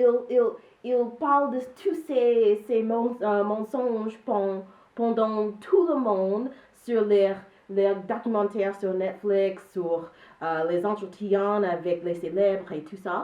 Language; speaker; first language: French; non-native, learner; English